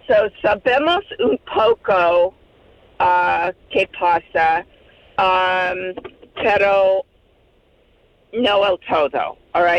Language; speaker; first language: Spanish; non-native, fluent; English